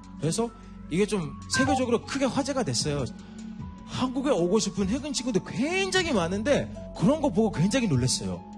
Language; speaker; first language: Korean; non-native, fluent; English